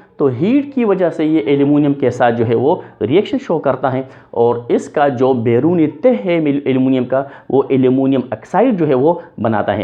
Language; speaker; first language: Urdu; non-native, local second language; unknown